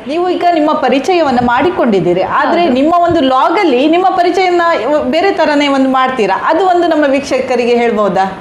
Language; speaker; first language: Kannada; native; Kannada